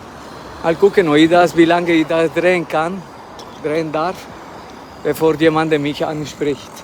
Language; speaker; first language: German; non-native, fluent; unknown